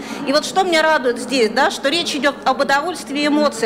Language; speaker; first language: Russian; native; Russian